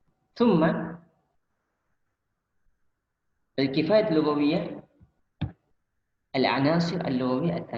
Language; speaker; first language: Arabic; non-native, fluent; Indonesian